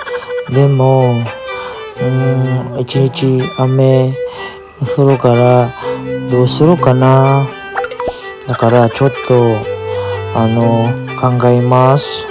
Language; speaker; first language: Japanese; non-native, learner; Filipino